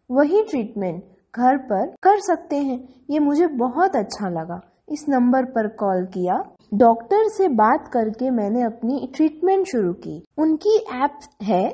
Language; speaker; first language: Hindi; non-native, local second language; Gujarati